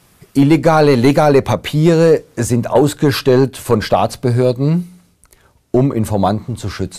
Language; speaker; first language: German; native; German